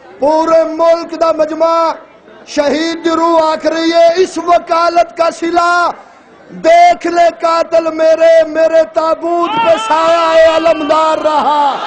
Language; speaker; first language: Urdu; non-native, local second language; Punjabi